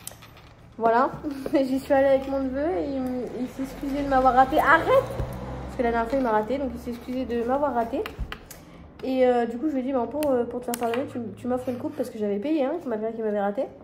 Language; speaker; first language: French; native; French